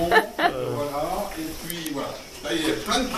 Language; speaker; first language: French; native; French